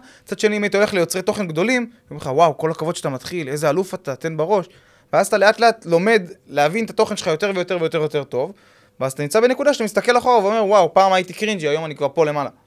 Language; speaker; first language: Hebrew; native; Hebrew